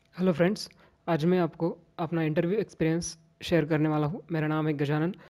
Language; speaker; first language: Hindi; non-native, local second language; Marathi